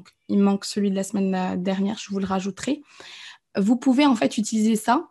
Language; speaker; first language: French; native; French